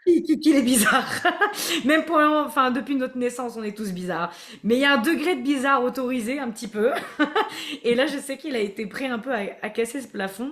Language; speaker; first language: French; native; French